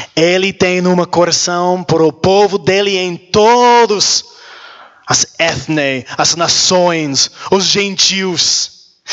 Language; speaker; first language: Portuguese; non-native, learner; English